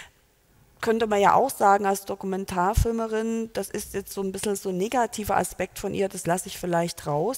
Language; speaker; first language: German; native; German